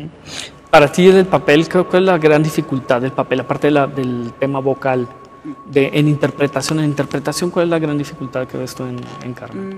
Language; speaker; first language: Spanish; native; Spanish